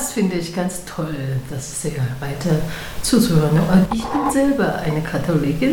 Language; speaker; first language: German; non-native, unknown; Chinese